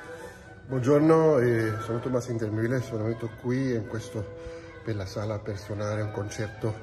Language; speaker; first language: Italian; non-native, fluent; Spanish